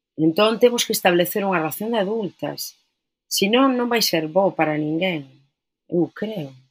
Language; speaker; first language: Galician; non-native, local second language; Spanish